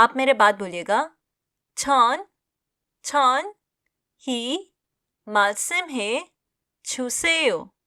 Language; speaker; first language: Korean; non-native, fluent; Hindi